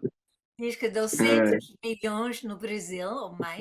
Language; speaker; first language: Portuguese; non-native, fluent; English